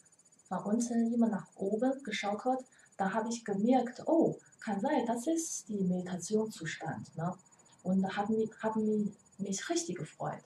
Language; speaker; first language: German; non-native, learner; Chinese